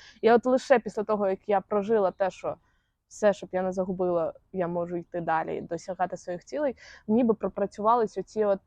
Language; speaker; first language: Ukrainian; non-native, local second language; Russian